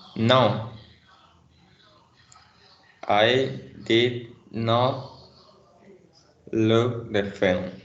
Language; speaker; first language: English; non-native, learner; Spanish